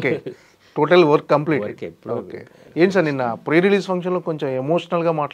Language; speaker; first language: Telugu; native; Telugu